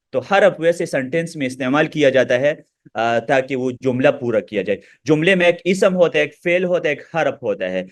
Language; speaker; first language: Urdu; non-native, local second language; Pashto